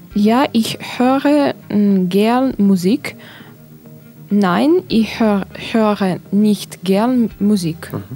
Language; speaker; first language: German; non-native, learner; Russian